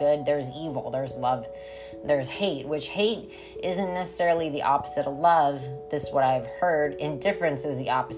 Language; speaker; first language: English; native; English